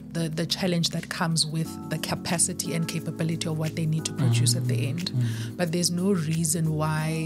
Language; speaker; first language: English; non-native, local second language; Zulu